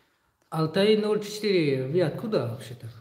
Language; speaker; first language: Russian; non-native, learner; Tajik